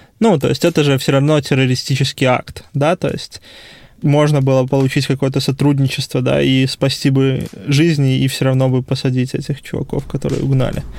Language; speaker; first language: Russian; native; Russian